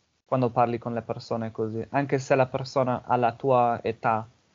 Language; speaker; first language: Italian; non-native, fluent; English